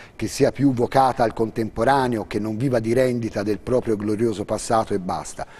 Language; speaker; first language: Italian; native; Italian